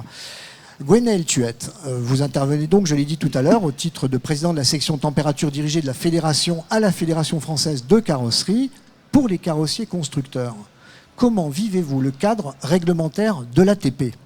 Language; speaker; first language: French; native; French